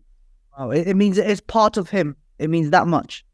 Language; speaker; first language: English; native; English